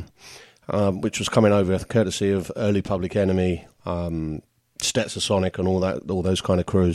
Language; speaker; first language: English; native; English